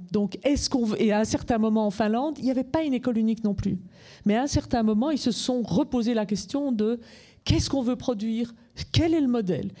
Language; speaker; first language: French; native; French